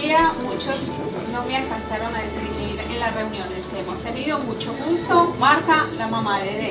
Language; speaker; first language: Spanish; native; Spanish